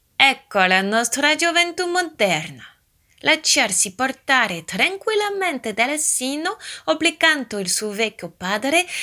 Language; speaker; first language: Italian; early bilingual, heritage; Italian